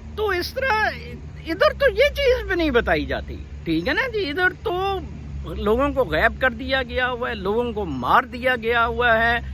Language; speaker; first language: Urdu; non-native, local second language; Punjabi